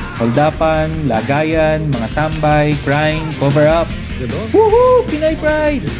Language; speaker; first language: Filipino; native; Filipino